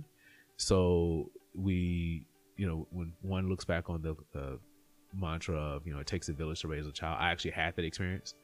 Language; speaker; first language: English; native; English